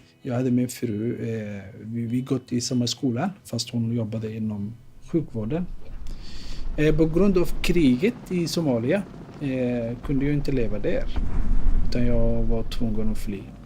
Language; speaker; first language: Swedish; non-native, fluent; Somali